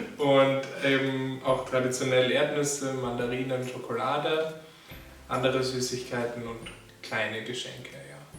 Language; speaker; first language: German; native; German